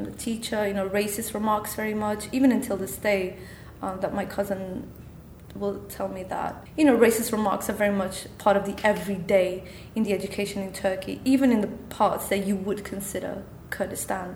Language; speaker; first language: English; non-native, fluent; Kurdish